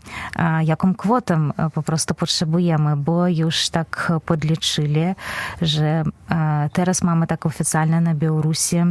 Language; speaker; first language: Polish; non-native, fluent; Belarusian